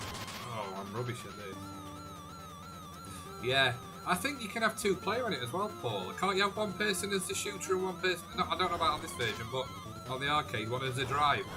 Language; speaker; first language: English; native; English